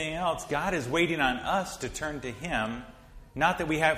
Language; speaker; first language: English; native; English